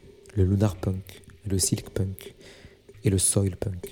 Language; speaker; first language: French; native; French